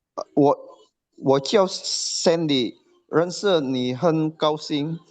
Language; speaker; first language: Chinese; non-native, learner; Indonesian